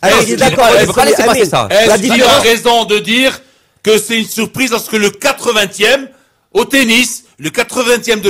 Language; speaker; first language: French; non-native, local second language; Arabic